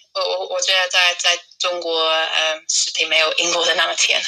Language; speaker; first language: Chinese; non-native, fluent; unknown